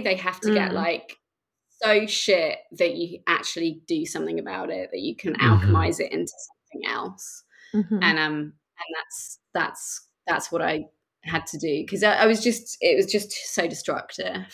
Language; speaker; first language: English; native; English